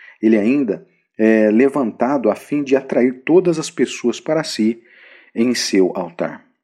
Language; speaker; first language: Portuguese; native; Portuguese